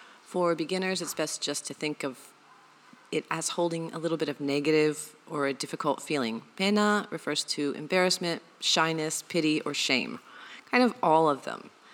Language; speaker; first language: English; native; English